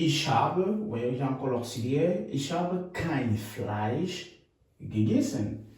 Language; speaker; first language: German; non-native, fluent; French